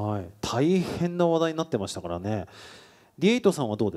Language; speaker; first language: Japanese; native; Japanese